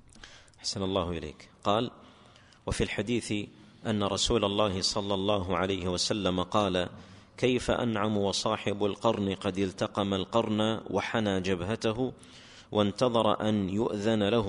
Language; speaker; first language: Arabic; native; Arabic